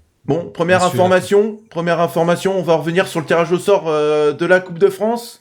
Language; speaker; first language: French; native; French